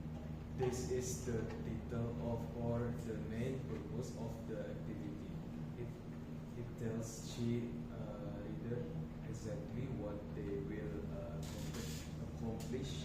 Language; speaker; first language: English; non-native, learner; Indonesian